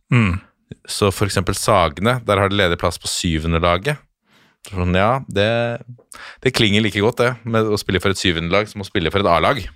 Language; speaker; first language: Norwegian; native; Norwegian